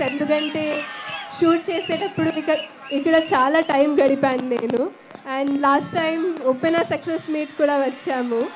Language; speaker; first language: Telugu; non-native, fluent; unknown